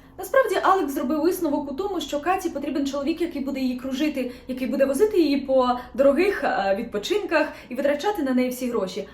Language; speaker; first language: Ukrainian; non-native, local second language; Russian